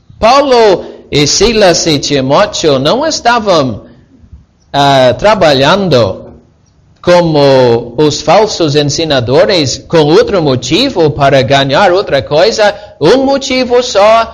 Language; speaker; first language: Portuguese; non-native, fluent; English